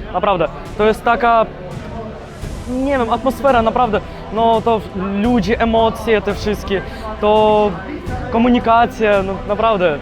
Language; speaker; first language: Polish; non-native, learner; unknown